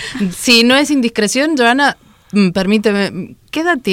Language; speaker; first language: Spanish; native; Spanish